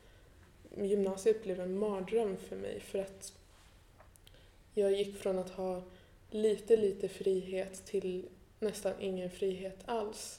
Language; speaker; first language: Swedish; early bilingual, other home language; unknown